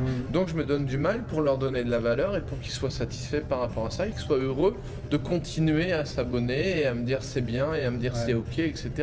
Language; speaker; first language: French; native; French